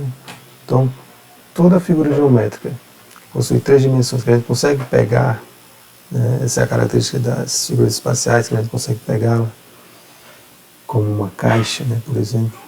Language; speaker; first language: Portuguese; native; Portuguese